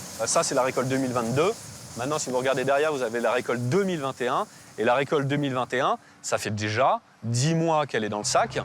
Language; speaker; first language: French; native; French